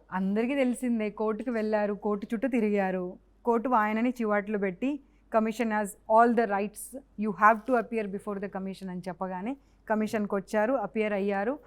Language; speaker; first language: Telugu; native; Telugu